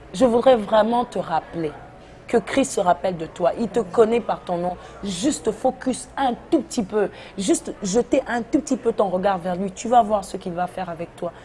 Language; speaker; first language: French; non-native, local second language; Lingala